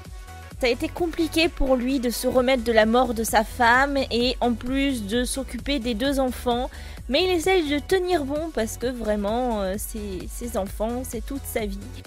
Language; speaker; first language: French; native; French